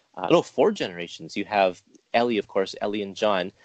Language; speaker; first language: English; native; English